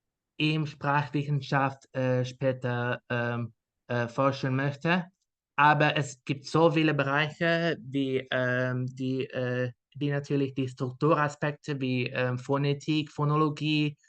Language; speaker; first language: German; non-native, learner; Dutch